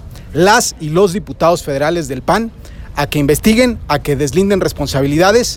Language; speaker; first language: Spanish; native; Spanish